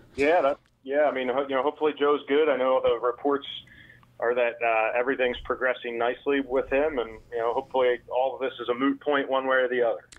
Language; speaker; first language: English; native; English